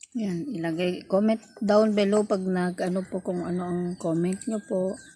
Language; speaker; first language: Filipino; native; Filipino